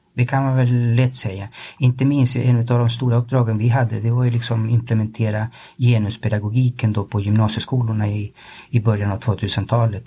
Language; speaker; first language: Swedish; early bilingual, other home language; Spanish